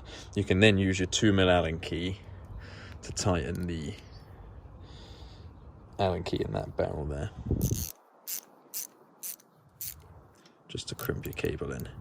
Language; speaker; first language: English; native; English